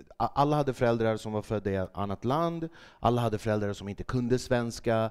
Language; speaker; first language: Swedish; early bilingual, other home language; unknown